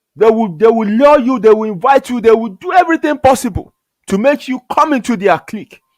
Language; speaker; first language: English; non-native, local second language; Yoruba